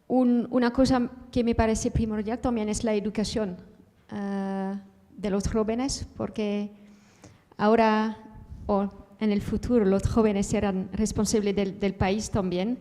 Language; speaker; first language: Spanish; non-native, fluent; Dutch